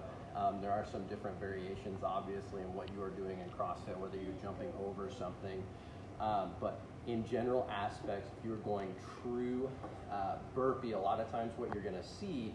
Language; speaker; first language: English; native; English